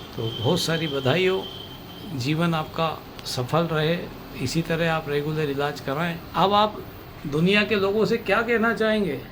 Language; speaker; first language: Hindi; native; Hindi